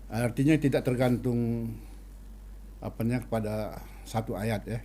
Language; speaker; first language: Indonesian; native; Indonesian